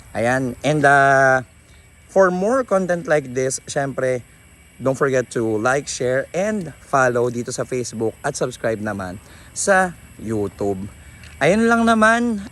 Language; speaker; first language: Filipino; native; Filipino